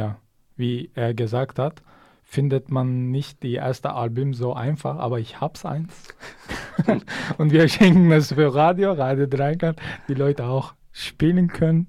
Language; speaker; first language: German; non-native, fluent; Kurdish